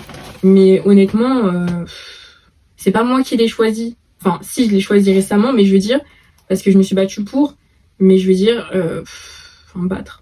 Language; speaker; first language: French; native; French